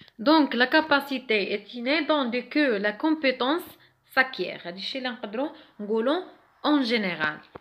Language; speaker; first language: French; non-native, local second language; Arabic